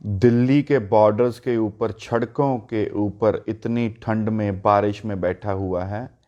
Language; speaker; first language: Hindi; non-native, local second language; Punjabi